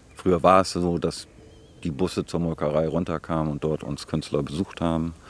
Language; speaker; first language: German; native; German